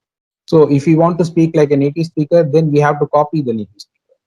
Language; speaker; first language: English; non-native, local second language; Tamil